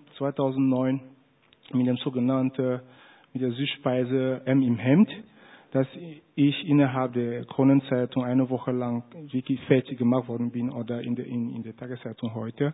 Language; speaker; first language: German; non-native, fluent; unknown